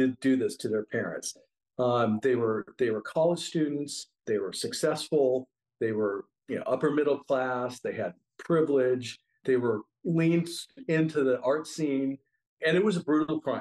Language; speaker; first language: English; native; English